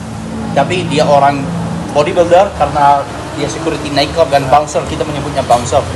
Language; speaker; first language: Indonesian; non-native, fluent; English